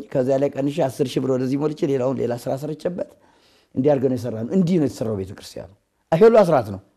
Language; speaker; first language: Amharic; native; Amharic